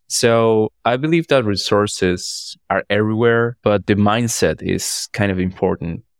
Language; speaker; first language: English; non-native, fluent; Spanish